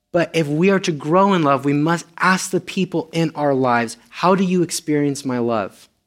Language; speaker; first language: English; non-native, fluent; Romanian